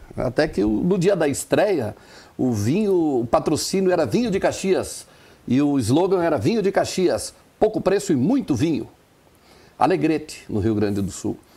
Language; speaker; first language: Portuguese; non-native, local second language; German